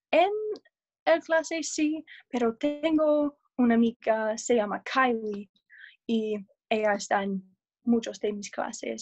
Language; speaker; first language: Spanish; non-native, learner; English